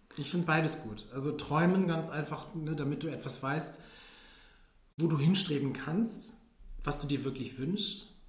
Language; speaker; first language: German; early bilingual, other home language; Filipino